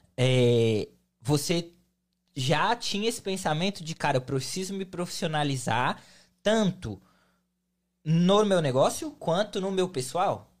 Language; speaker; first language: Portuguese; native; Portuguese